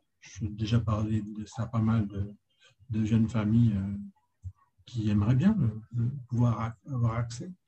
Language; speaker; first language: French; native; French